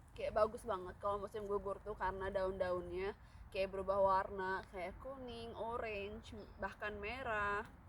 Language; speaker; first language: Indonesian; native; Indonesian